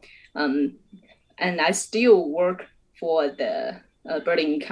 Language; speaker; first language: English; non-native, fluent; Chinese